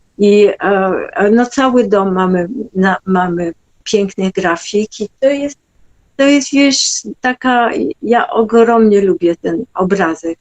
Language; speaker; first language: Polish; non-native, fluent; French